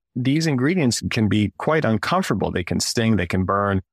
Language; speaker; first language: English; early bilingual, other home language; Russian